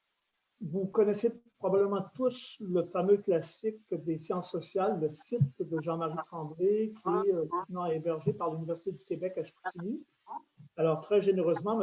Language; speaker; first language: French; native; French